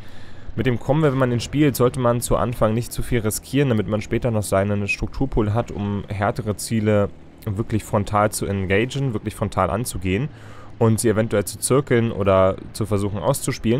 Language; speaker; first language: German; native; German